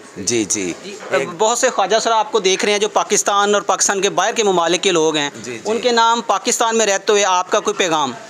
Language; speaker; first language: Urdu; non-native, local second language; Punjabi